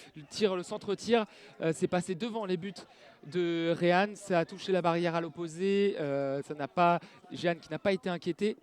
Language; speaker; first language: French; native; French